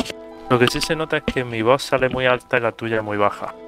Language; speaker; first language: Spanish; native; Spanish